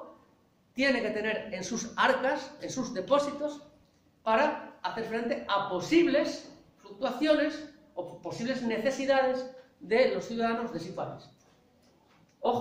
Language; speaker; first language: Spanish; native; Spanish